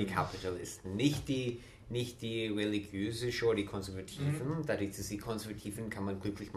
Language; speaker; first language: German; non-native, fluent; English